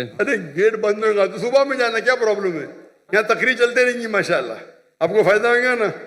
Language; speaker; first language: Urdu; non-native, local second language; Konkani